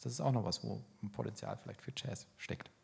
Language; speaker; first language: German; native; German